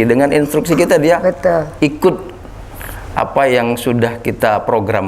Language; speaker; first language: Indonesian; native; Indonesian